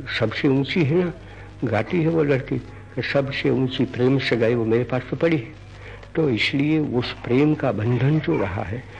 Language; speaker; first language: Hindi; non-native, local second language; Gujarati